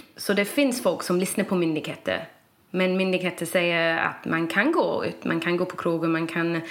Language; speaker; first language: Swedish; non-native, fluent; English